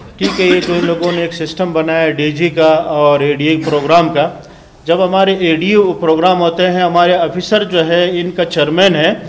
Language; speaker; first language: Urdu; non-native, local second language; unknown